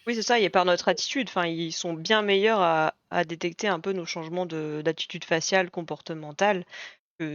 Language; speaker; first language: French; native; French